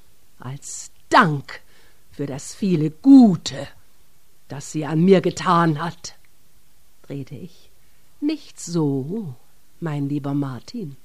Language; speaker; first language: German; native; German